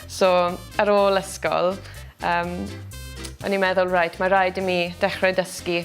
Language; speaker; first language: Welsh; non-native, local second language; English